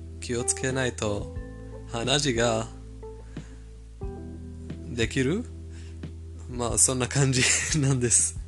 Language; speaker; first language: Japanese; non-native, fluent; Persian